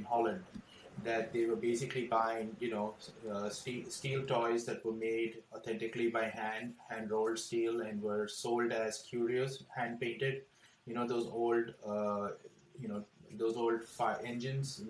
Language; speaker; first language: English; non-native, local second language; Hindi